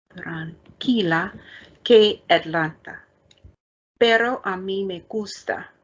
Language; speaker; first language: Spanish; non-native, learner; English